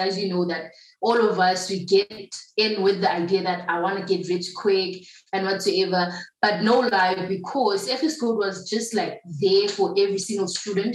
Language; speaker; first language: English; non-native, local second language; Zulu